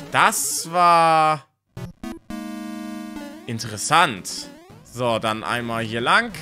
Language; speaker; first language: German; native; German